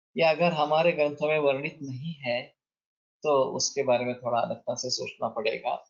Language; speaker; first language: Hindi; non-native, local second language; Marathi